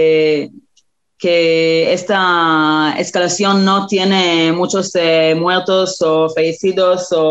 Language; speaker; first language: Spanish; non-native, fluent; Hebrew